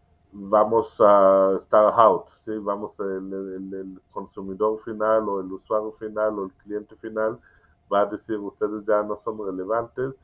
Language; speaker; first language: Spanish; non-native, learner; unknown